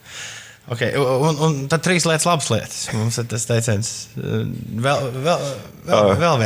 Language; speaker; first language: Latvian; native; Latvian